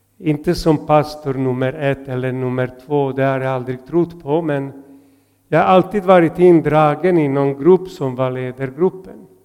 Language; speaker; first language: Swedish; non-native, fluent; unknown